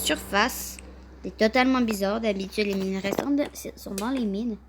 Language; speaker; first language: French; native; French